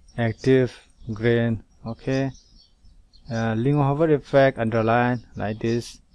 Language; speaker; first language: English; non-native, local second language; Manipuri